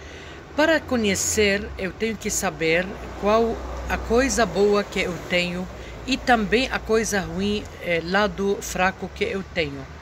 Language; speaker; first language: Portuguese; non-native, fluent; Arabic